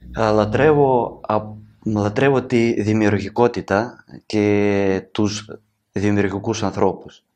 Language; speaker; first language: Greek; non-native, learner; Ukrainian